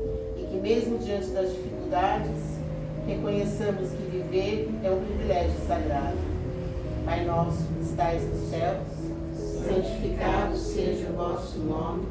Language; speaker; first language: Portuguese; native; Portuguese